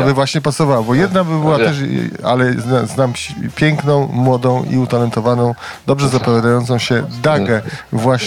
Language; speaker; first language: Polish; native; Polish